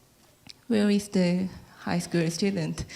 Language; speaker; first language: English; non-native, learner; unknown